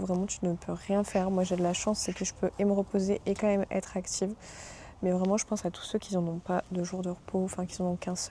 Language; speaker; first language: French; native; French